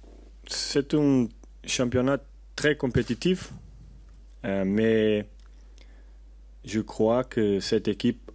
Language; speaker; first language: French; non-native, learner; Portuguese